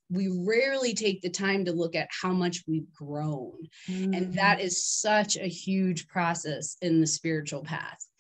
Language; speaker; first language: English; native; English